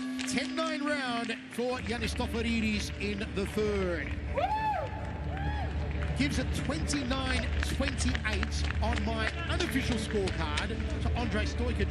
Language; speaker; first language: English; native; English